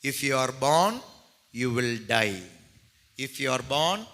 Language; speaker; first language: English; non-native, local second language; Tamil